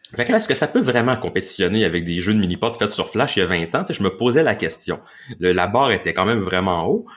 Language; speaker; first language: French; native; French